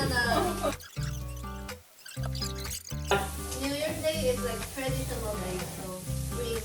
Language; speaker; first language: English; non-native, learner; Korean